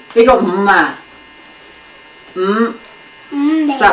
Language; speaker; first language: Cantonese; native; Cantonese